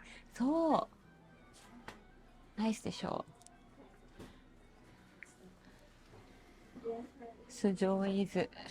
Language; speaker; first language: Japanese; native; Japanese